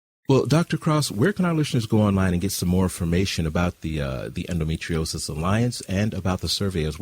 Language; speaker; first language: English; native; English